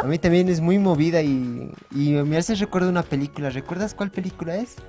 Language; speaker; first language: Spanish; native; Spanish